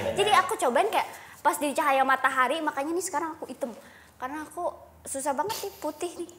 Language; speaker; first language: Indonesian; native; Indonesian